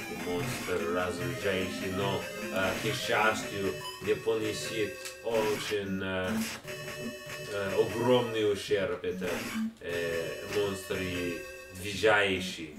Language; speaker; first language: Russian; non-native, learner; English